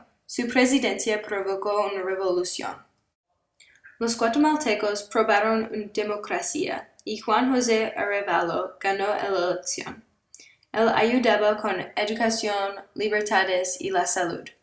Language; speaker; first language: Spanish; non-native, learner; English